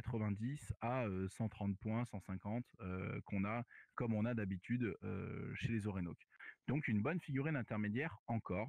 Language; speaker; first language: French; native; French